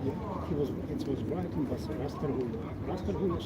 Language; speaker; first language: English; non-native, learner; Ukrainian